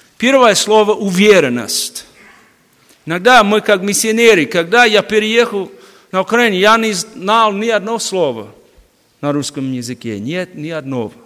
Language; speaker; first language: Russian; non-native, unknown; English